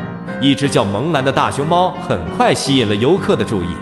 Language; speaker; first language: Chinese; native; Chinese